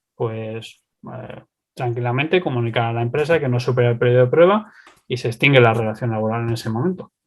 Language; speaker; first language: Spanish; native; Spanish